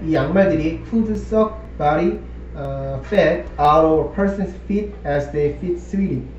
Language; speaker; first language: English; non-native, fluent; Korean